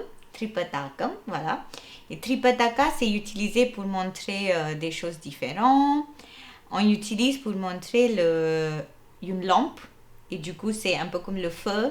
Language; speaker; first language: French; non-native, fluent; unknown